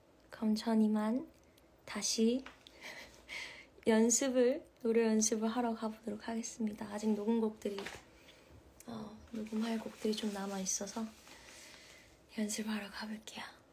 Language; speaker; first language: Korean; early bilingual, heritage; Korean